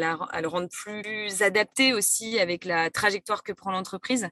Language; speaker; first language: French; native; French